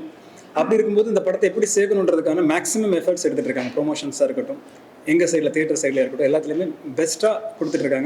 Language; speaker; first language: Tamil; native; Tamil